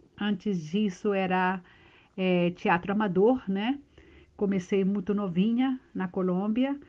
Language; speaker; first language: Portuguese; non-native, fluent; Spanish